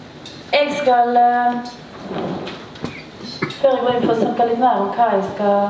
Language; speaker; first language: Norwegian; native; Norwegian